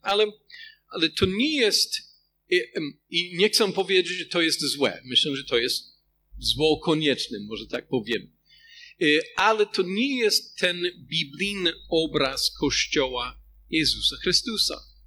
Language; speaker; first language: Polish; non-native, fluent; English